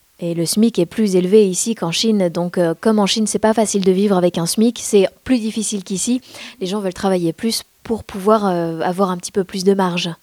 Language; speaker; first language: French; native; French